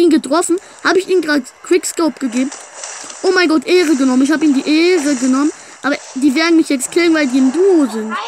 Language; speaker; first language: German; native; German